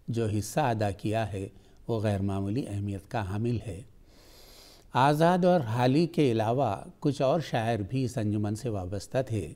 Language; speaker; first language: Urdu; native; Urdu